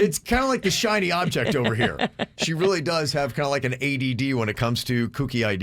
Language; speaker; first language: English; native; English